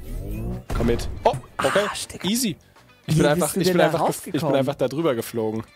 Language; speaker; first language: German; native; German